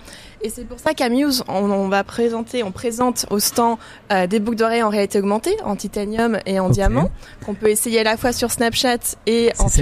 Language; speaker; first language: French; native; French